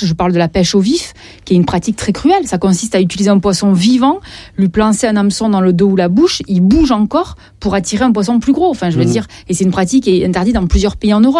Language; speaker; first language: French; native; French